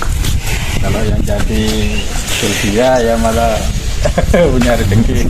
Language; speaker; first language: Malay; non-native, local second language; Javanese